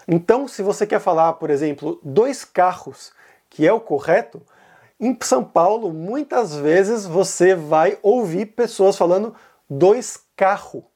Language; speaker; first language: Portuguese; native; Portuguese